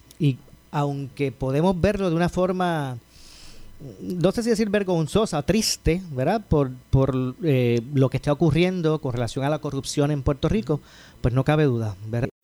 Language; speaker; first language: Spanish; native; Spanish